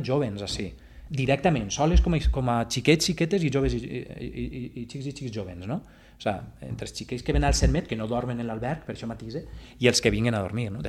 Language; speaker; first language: Catalan; native; Catalan